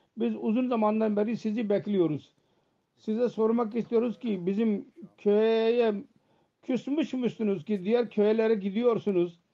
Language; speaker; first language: Turkish; non-native, fluent; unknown